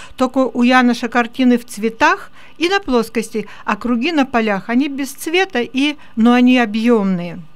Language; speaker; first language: Russian; native; Russian